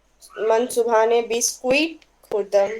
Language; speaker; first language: Persian; non-native, learner; Urdu